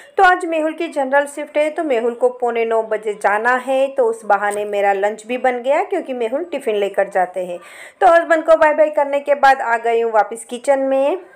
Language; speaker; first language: Hindi; non-native, local second language; Gujarati